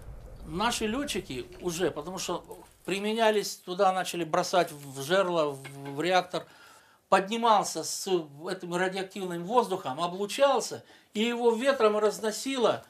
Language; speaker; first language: Russian; native; Russian